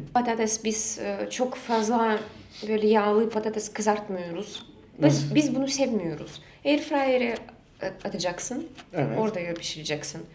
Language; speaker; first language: Turkish; non-native, fluent; Russian